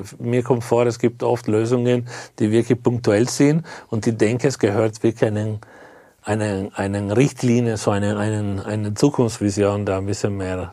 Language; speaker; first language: German; non-native, fluent; Italian